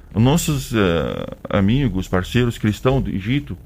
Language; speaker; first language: Portuguese; non-native, learner; Arabic